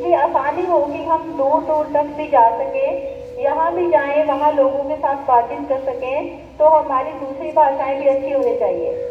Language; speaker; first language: Hindi; non-native, local second language; Punjabi